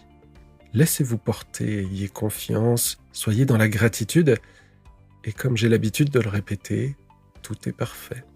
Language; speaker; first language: French; native; French